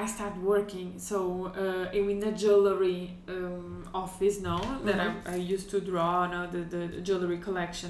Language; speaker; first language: English; non-native, fluent; Portuguese